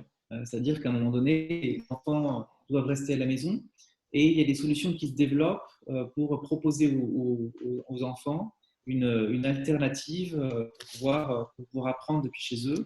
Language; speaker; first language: French; native; French